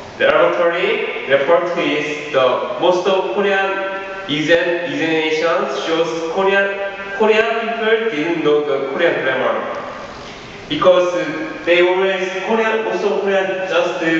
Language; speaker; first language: English; non-native, learner; Korean